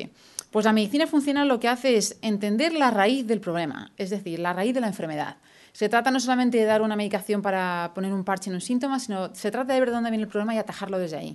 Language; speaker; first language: Spanish; native; Spanish